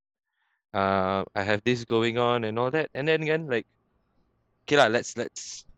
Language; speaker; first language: English; non-native, local second language; Malay